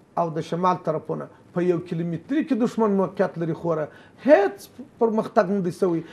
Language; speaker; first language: Pashto; native; Pashto